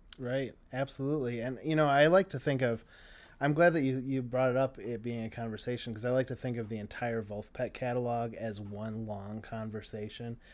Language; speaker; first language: English; native; English